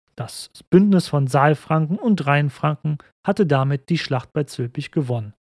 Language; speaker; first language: German; native; German